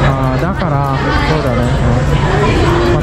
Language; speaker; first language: Japanese; non-native, fluent; Filipino